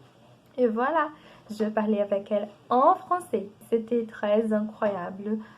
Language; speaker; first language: French; non-native, learner; Portuguese